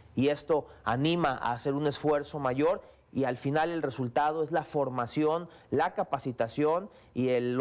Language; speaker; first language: Spanish; native; Spanish